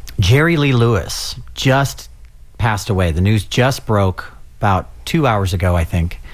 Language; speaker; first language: English; native; English